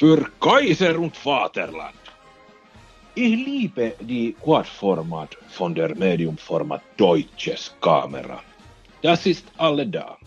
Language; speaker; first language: German; non-native, learner; Finnish